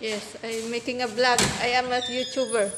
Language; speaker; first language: English; non-native, learner; Filipino